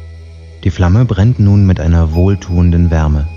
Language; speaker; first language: German; native; German